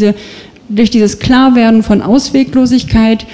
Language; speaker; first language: German; native; German